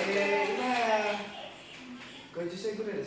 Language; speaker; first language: Japanese; non-native, learner; Indonesian